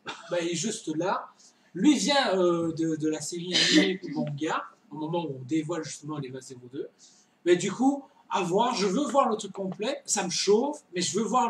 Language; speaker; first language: French; native; French